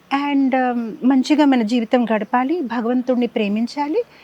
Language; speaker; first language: Telugu; non-native, fluent; Gujarati